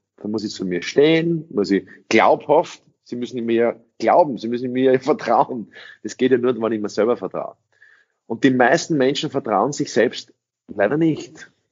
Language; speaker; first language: German; early bilingual, other home language; English